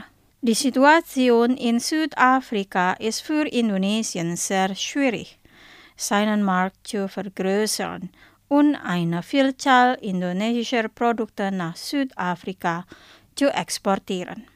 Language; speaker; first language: German; non-native, fluent; Indonesian